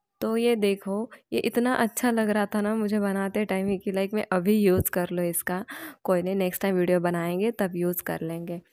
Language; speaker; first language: Hindi; non-native, local second language; Marathi